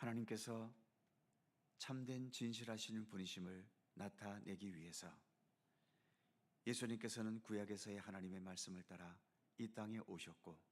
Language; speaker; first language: Korean; native; Korean